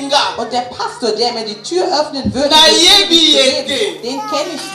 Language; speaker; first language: German; non-native, fluent; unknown